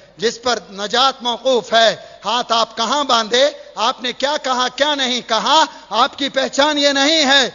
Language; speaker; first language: Urdu; native; Urdu